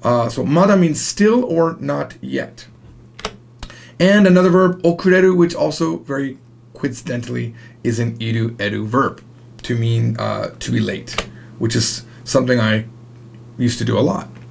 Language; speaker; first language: English; native; English